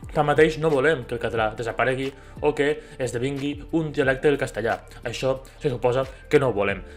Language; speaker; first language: Catalan; native; Catalan